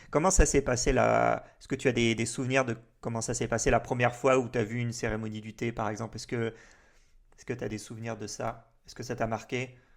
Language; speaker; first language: French; native; French